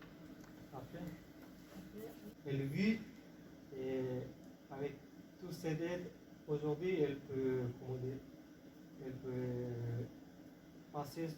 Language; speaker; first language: French; non-native, learner; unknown